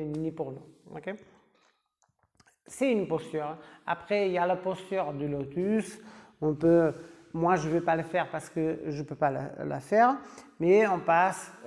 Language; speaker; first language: French; non-native, fluent; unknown